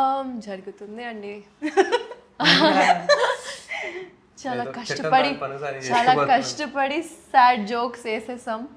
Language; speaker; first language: Telugu; non-native, local second language; Urdu